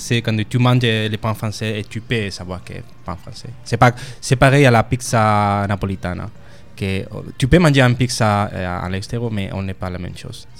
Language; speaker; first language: French; non-native, learner; Spanish